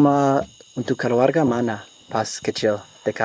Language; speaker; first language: Indonesian; non-native, learner; English